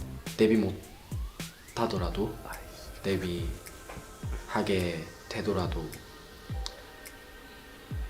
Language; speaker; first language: Korean; non-native, learner; Japanese